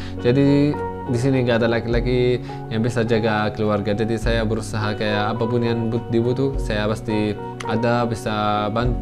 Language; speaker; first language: Indonesian; non-native, fluent; Arabic